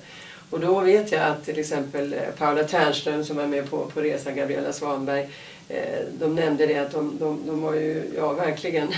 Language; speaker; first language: Swedish; native; Swedish